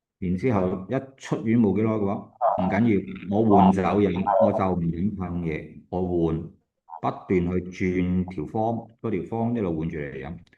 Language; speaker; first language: Cantonese; native; Cantonese